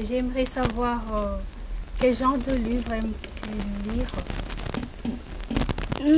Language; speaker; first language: French; non-native, local second language; Comorian